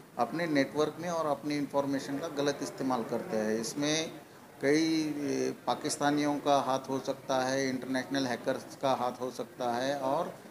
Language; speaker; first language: Hindi; non-native, local second language; Marathi